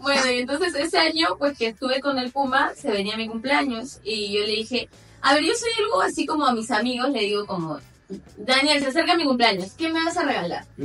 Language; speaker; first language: Spanish; native; Spanish